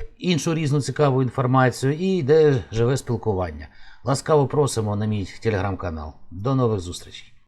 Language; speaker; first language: Ukrainian; native; Ukrainian